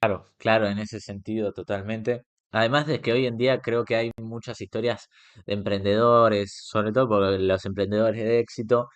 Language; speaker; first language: Spanish; native; Spanish